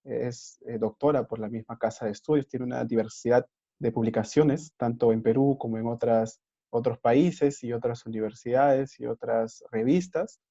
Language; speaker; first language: Spanish; native; Spanish